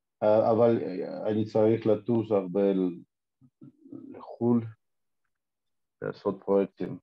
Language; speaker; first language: Hebrew; non-native, learner; German